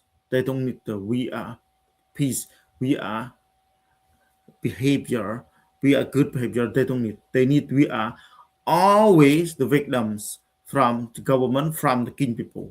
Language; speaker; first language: English; non-native, learner; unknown